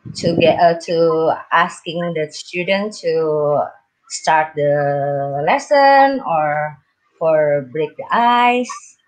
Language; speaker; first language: English; non-native, learner; Indonesian